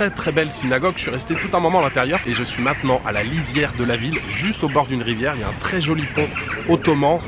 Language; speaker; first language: French; native; French